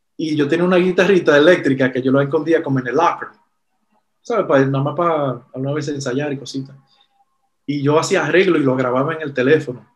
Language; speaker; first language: Spanish; early bilingual, heritage; Spanish